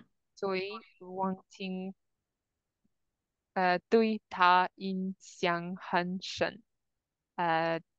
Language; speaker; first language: Chinese; non-native, learner; English